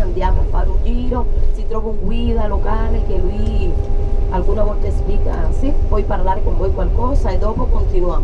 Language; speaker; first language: Italian; non-native, fluent; Spanish